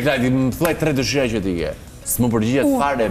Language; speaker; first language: Albanian; native; Albanian